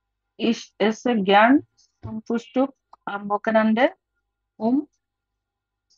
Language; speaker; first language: German; non-native, learner; Bangla